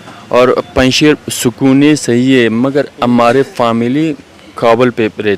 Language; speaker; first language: Hindi; non-native, learner; Persian